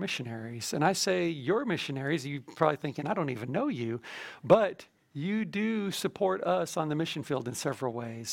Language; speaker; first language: English; native; English